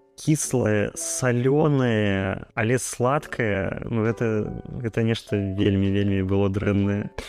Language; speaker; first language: Belarusian; non-native, local second language; Russian